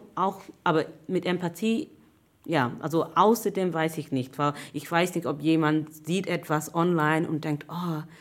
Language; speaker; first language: German; non-native, fluent; English